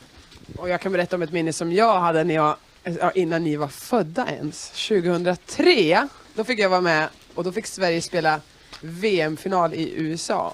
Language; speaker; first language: Swedish; native; Swedish